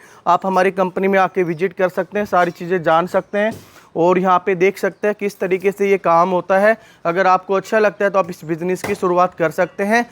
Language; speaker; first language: Hindi; native; Hindi